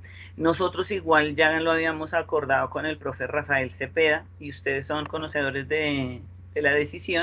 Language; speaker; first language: Spanish; native; Spanish